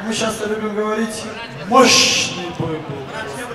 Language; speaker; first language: Russian; native; Russian